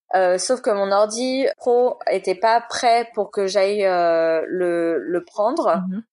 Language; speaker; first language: French; native; French